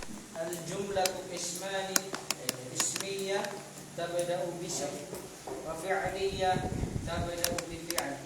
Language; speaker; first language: Arabic; non-native, learner; Filipino